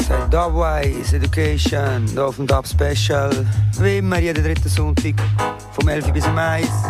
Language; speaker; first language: German; native; German